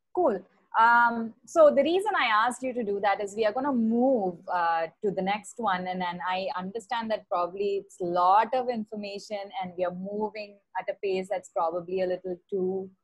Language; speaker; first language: English; non-native, local second language; Tamil